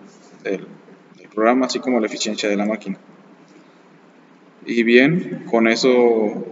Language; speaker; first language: Spanish; native; Spanish